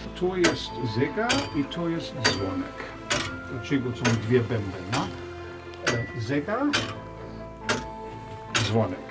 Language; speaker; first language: Polish; non-native, learner; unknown